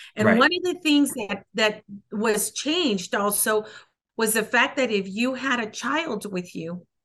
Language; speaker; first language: English; early bilingual, other home language; Spanish